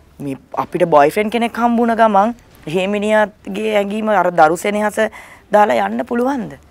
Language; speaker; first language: Sinhala; native; Sinhala